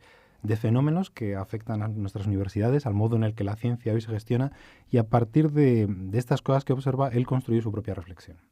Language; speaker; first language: Spanish; native; Spanish